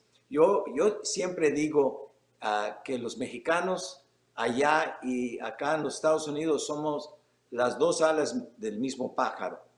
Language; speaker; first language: Spanish; early bilingual, heritage; Spanish